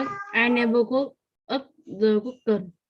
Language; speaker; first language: English; non-native, learner; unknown